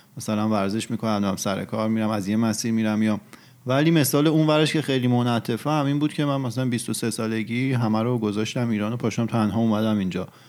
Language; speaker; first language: Persian; native; Persian